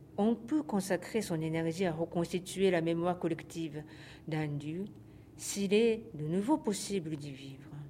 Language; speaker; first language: French; non-native, fluent; Japanese